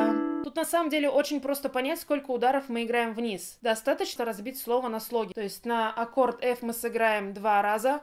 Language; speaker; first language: Russian; native; Russian